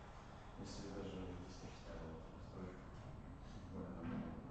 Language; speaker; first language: Russian; native; Russian